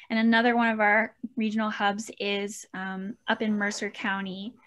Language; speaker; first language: English; native; English